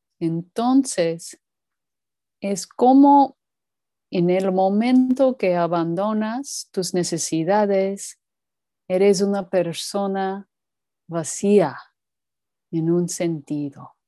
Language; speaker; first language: Spanish; non-native, learner; English